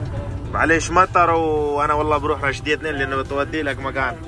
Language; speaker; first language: Arabic; non-native, learner; Hindi